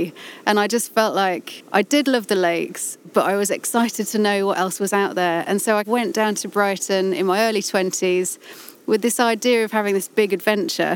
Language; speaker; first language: English; native; English